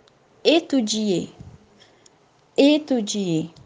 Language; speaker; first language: French; non-native, fluent; Portuguese